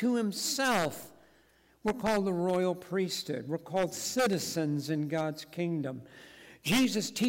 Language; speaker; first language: English; native; English